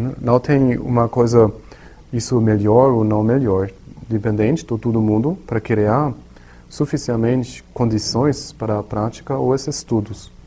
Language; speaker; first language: Portuguese; non-native, learner; German